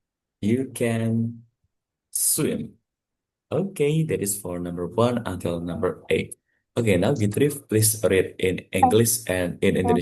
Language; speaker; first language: English; non-native, fluent; Indonesian